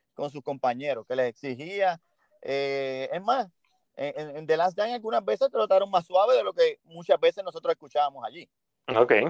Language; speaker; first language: Spanish; early bilingual, heritage; Spanish